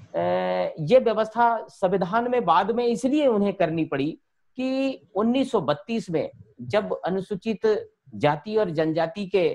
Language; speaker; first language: Hindi; native; Hindi